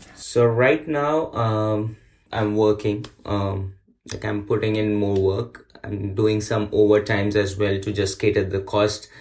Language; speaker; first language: English; non-native, local second language; Urdu